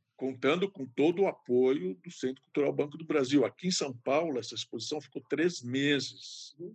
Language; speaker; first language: Portuguese; native; Portuguese